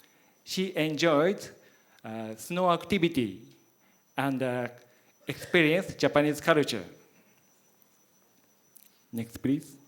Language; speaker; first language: English; non-native, learner; Japanese